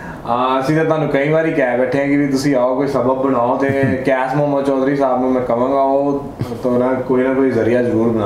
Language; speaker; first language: Hindi; native; Hindi